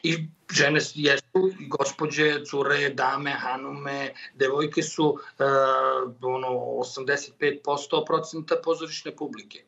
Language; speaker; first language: Serbian; native; Serbian